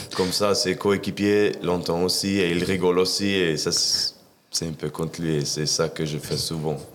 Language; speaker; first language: French; non-native, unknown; English